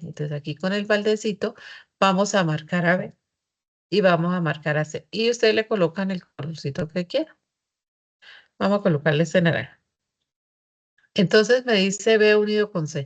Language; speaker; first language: Spanish; native; Spanish